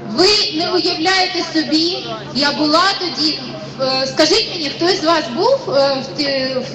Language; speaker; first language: Ukrainian; non-native, local second language; Russian